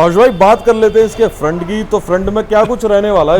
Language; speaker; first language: Hindi; native; Hindi